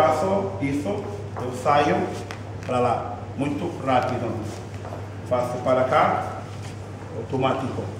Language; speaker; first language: Spanish; non-native, learner; Portuguese